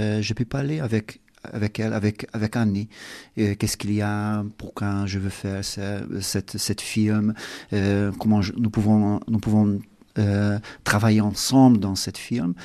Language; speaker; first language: French; non-native, learner; Hungarian